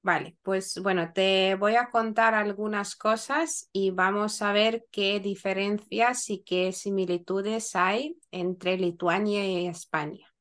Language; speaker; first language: Spanish; non-native, fluent; Lithuanian